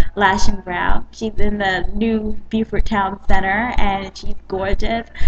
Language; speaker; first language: English; native; English